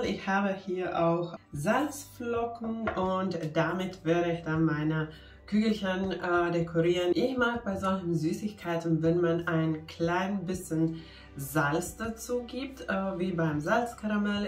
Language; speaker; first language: German; non-native, fluent; Finnish